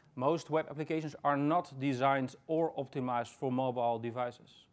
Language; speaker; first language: English; non-native, fluent; Dutch